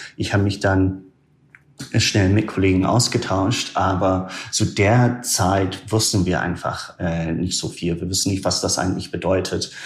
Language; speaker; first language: German; non-native, fluent; English